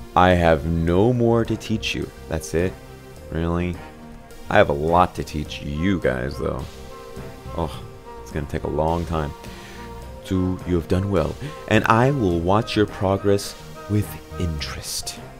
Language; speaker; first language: English; native; English